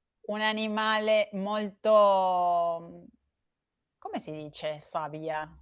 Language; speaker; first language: Italian; non-native, learner; Spanish